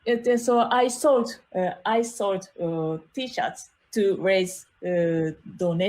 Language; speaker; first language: English; non-native, learner; Japanese